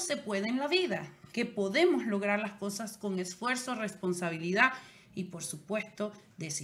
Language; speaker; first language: Spanish; native; Spanish